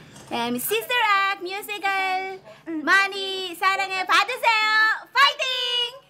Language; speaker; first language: Korean; non-native, learner; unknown